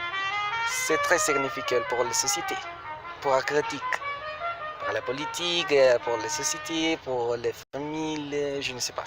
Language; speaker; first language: French; non-native, learner; Spanish